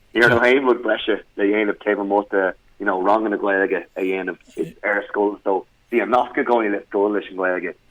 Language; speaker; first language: Irish; non-native, local second language; English